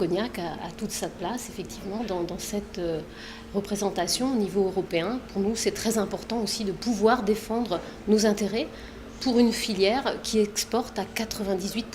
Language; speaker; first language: French; native; French